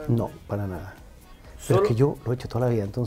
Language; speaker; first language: Spanish; native; Spanish